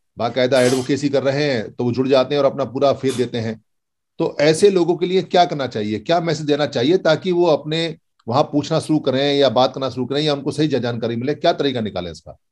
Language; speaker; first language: Hindi; native; Hindi